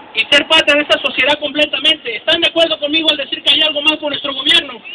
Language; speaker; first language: Spanish; early bilingual, heritage; Spanish